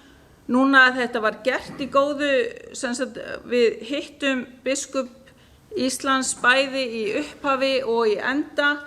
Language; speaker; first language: Icelandic; native; Icelandic